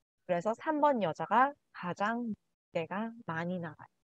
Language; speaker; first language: Korean; non-native, learner; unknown